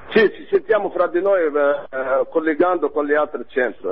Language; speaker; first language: Italian; non-native, learner; Arabic